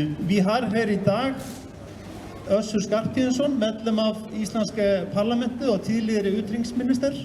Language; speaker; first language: Danish; non-native, fluent; Icelandic